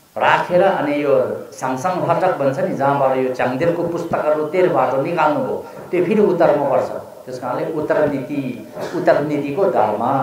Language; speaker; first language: Nepali; non-native, local second language; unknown